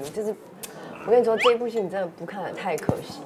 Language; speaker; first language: Chinese; native; Chinese